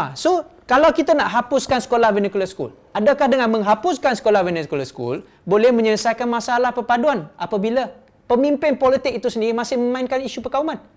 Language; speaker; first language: Malay; non-native, local second language; Chinese